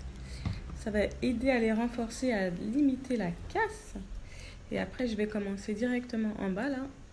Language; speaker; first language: French; native; French